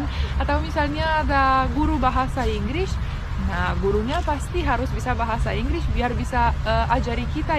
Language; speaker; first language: Indonesian; non-native, fluent; German